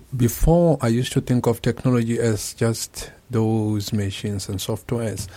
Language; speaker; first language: English; non-native, local second language; Tswana